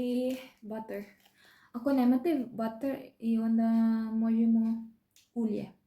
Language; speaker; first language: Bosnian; non-native, learner; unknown